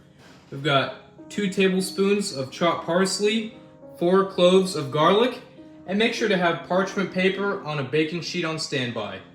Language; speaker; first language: English; native; English